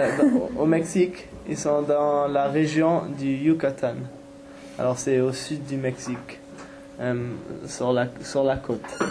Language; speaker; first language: French; non-native, fluent; English